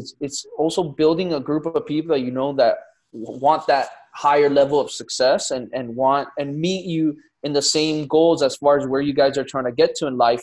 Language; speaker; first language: English; native; English